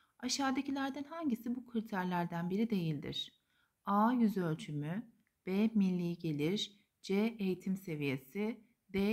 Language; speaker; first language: Turkish; native; Turkish